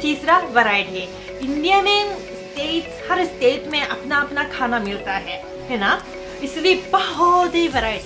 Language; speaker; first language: Hindi; non-native, fluent; Japanese